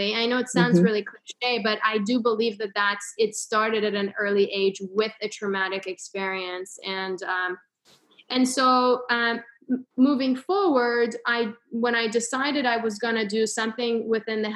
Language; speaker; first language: English; non-native, fluent; Persian